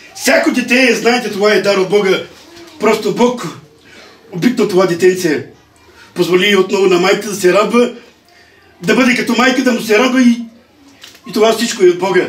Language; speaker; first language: Bulgarian; non-native, local second language; Romany